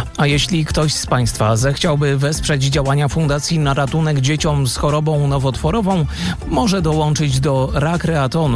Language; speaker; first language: Polish; native; Polish